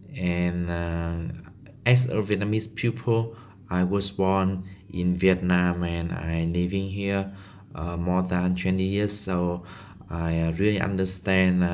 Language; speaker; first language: English; non-native, learner; Vietnamese